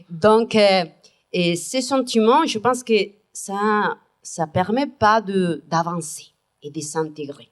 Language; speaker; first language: French; non-native, fluent; Spanish